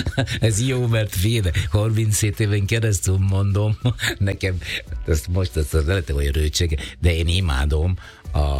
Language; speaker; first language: Hungarian; non-native, fluent; Italian